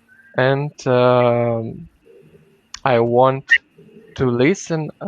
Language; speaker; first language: English; non-native, learner; Russian